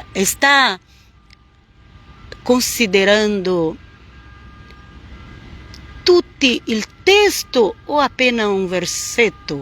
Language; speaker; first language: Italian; non-native, fluent; Portuguese